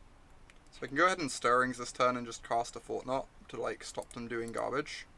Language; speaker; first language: English; native; English